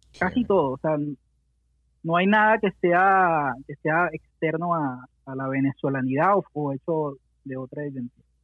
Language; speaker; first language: Spanish; native; Spanish